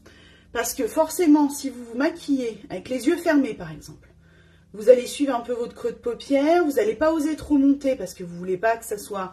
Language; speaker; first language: French; native; French